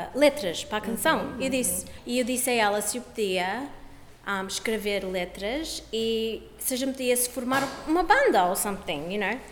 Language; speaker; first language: Portuguese; early bilingual, heritage; Portuguese